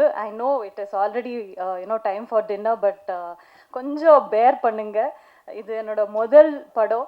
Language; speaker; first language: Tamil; non-native, learner; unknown